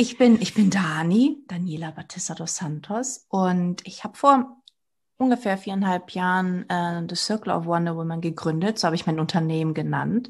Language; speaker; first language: German; early bilingual, other home language; Portuguese